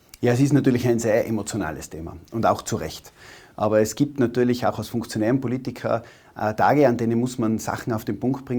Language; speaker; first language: German; native; German